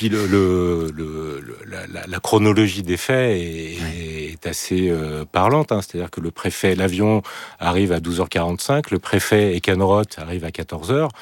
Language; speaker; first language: French; native; French